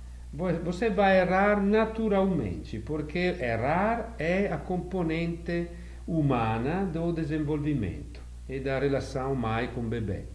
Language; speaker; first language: Portuguese; non-native, fluent; Italian